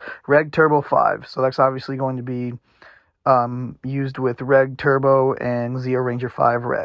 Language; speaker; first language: English; native; English